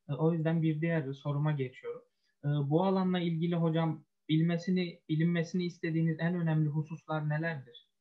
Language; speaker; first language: Turkish; native; Turkish